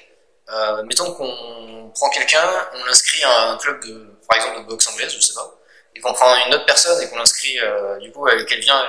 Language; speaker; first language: French; native; French